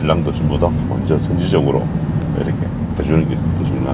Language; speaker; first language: Korean; native; Korean